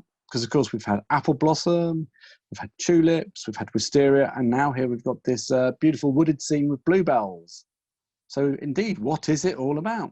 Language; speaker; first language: English; native; English